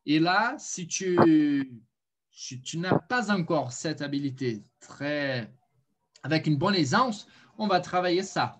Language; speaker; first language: French; non-native, fluent; Portuguese